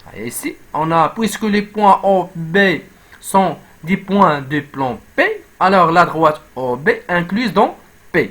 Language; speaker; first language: French; non-native, local second language; Arabic